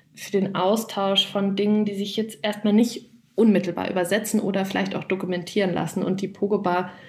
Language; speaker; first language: German; native; German